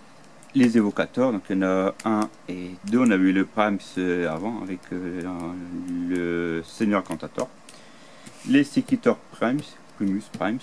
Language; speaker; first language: French; native; French